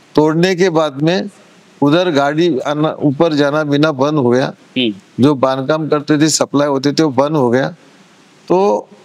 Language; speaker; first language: Hindi; non-native, local second language; Marathi